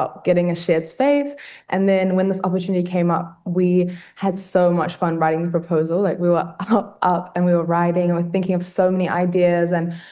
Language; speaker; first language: English; native; English